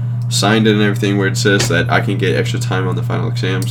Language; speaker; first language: English; non-native, fluent; Danish